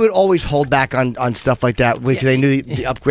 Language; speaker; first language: English; native; English